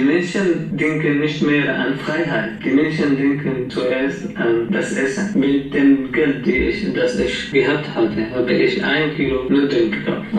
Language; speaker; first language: German; non-native, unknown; Arabic